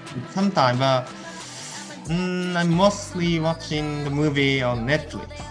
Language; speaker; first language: English; non-native, fluent; Japanese